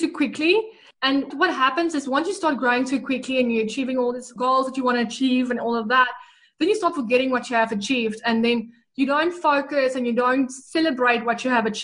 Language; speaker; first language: English; non-native, local second language; Afrikaans